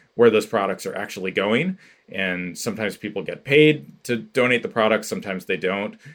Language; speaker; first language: English; native; English